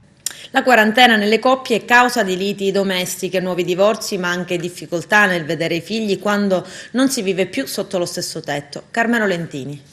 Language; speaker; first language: Italian; native; Italian